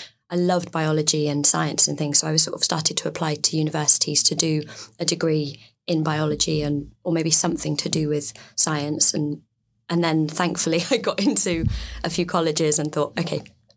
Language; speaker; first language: English; native; English